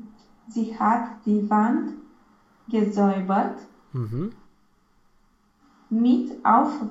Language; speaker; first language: German; non-native, learner; Romanian